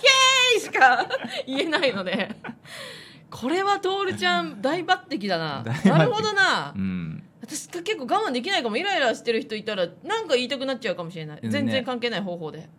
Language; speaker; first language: Japanese; native; Japanese